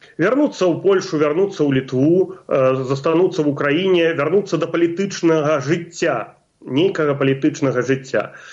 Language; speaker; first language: Belarusian; non-native, local second language; Russian